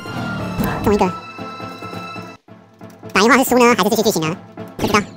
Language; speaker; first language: Chinese; native; Chinese